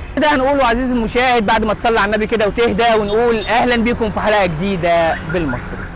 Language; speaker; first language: Arabic; native; Arabic